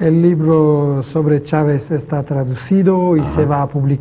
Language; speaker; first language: Spanish; non-native, fluent; French